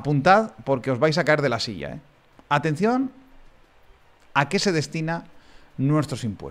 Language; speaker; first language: Spanish; native; Spanish